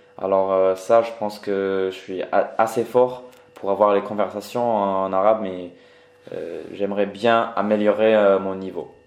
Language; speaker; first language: French; early bilingual, other home language; English